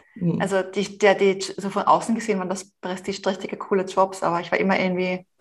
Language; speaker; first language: German; native; German